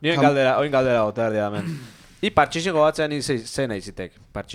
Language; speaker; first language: Basque; native; Basque